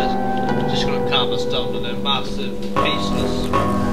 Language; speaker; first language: English; native; English